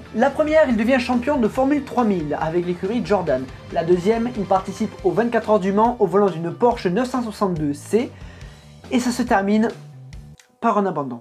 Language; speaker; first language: French; native; French